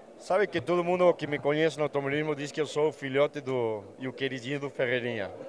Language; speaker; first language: Portuguese; non-native, fluent; Spanish